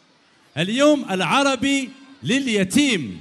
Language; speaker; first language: Arabic; native; Arabic